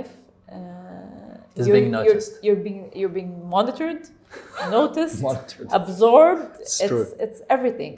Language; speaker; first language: English; non-native, fluent; Arabic